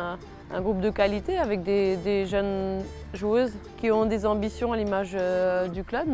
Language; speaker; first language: French; native; French